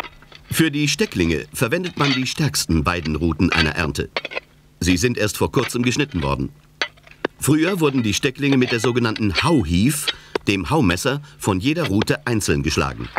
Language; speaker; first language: German; native; German